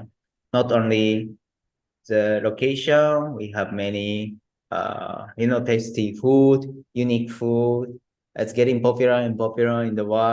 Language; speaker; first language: English; non-native, learner; Japanese